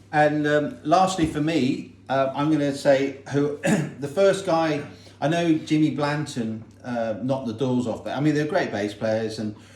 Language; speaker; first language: English; native; English